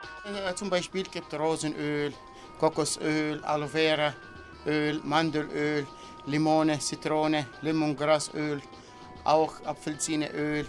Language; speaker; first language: German; non-native, learner; Arabic